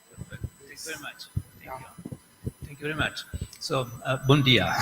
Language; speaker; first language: English; non-native, fluent; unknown